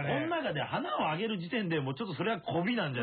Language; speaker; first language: Japanese; native; Japanese